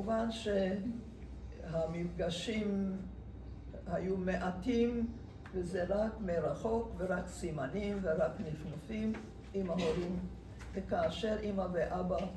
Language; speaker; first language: Hebrew; non-native, fluent; Hungarian